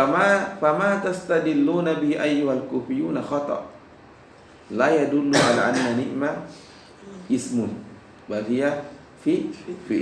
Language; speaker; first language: Arabic; non-native, fluent; Indonesian